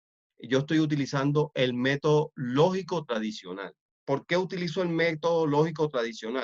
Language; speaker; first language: Spanish; native; Spanish